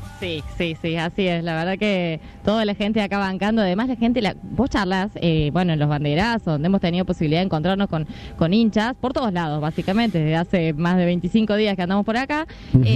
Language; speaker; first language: Spanish; native; Spanish